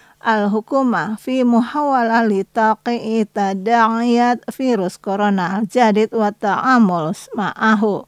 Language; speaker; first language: Arabic; non-native, fluent; Indonesian